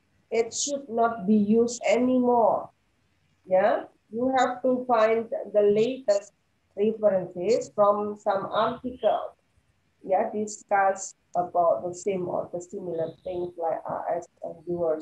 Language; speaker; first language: English; non-native, fluent; Indonesian